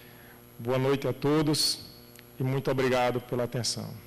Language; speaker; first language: Portuguese; native; Portuguese